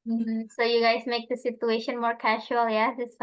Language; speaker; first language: English; non-native, fluent; Indonesian